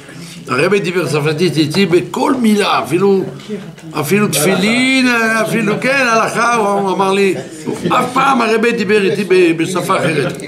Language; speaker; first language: Hebrew; non-native, fluent; French